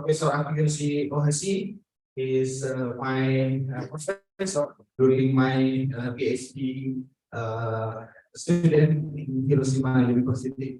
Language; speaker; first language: English; non-native, learner; Indonesian